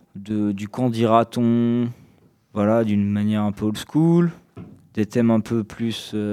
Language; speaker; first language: French; native; French